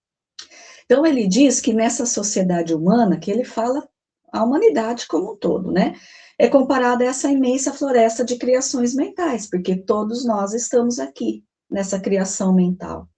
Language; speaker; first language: Portuguese; native; Portuguese